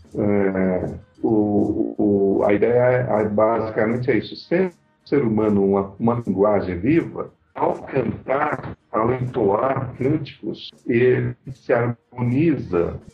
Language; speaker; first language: Portuguese; native; Portuguese